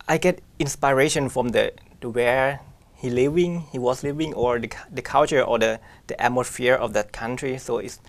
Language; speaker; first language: English; non-native, fluent; Thai